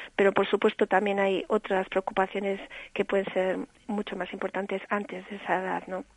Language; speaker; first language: Spanish; early bilingual, heritage; Spanish